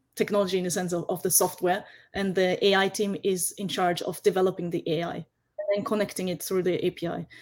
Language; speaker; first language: English; non-native, fluent; German